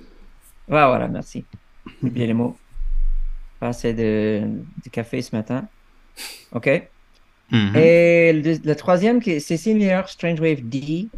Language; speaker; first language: French; non-native, fluent; English